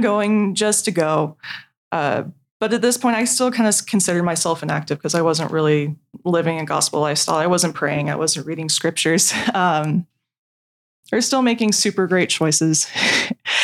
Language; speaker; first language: English; native; English